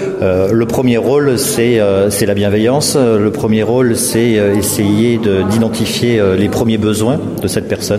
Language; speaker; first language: French; native; French